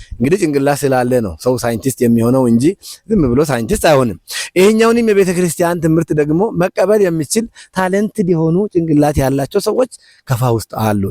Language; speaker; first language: Amharic; non-native, local second language; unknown